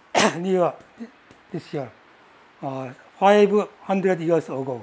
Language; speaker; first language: English; non-native, learner; Korean